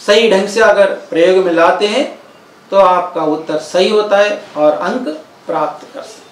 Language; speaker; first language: Hindi; non-native, local second language; Telugu